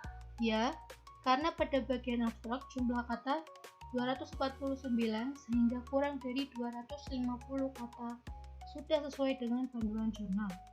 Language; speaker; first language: Indonesian; native; Indonesian